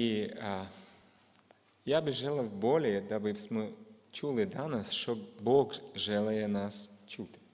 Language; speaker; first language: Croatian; non-native, learner; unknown